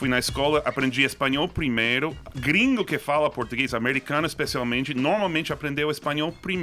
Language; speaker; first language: Portuguese; non-native, fluent; English